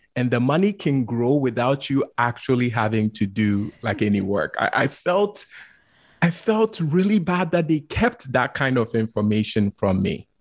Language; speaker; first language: English; non-native, local second language; Akan